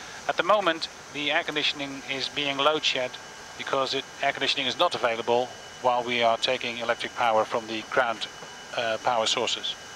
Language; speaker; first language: English; non-native, fluent; Dutch